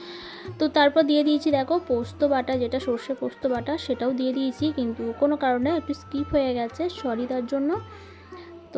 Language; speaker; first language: Bangla; native; Bangla